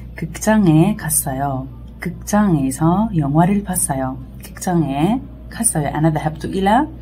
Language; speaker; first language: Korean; non-native, fluent; Arabic